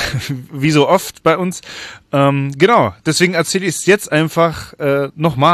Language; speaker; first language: German; native; German